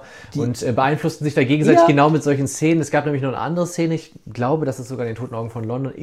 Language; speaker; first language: German; native; German